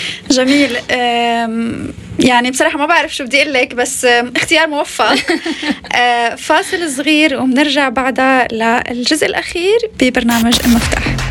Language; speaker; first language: Arabic; native; Arabic